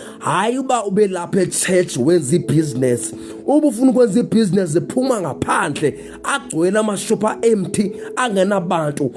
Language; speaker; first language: Zulu; non-native, local second language; Xhosa